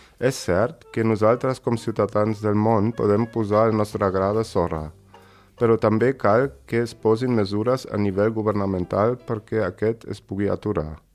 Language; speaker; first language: Catalan; native; Catalan